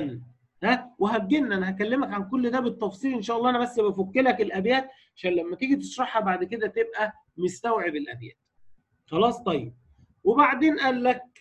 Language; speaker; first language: Arabic; native; Arabic